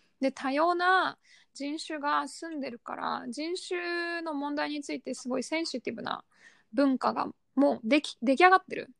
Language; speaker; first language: Japanese; early bilingual, other home language; Russian